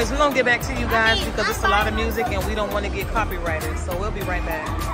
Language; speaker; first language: English; native; English